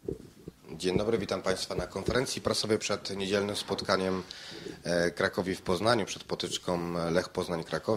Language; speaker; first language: Polish; native; Polish